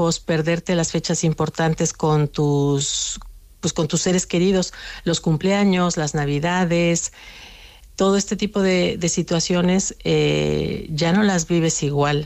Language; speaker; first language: Spanish; native; Spanish